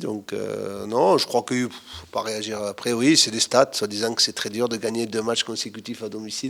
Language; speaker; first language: French; native; French